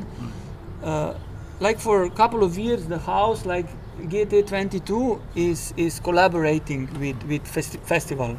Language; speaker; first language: English; non-native, fluent; Slovenian